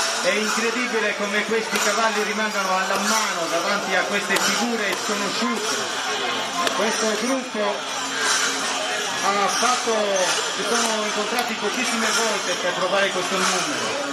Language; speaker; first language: Italian; native; Italian